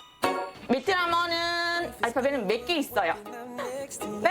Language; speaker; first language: Korean; non-native, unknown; Vietnamese